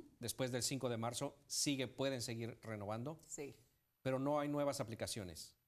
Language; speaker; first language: Spanish; native; Spanish